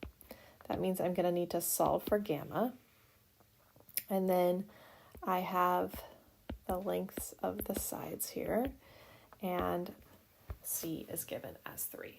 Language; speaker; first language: English; native; English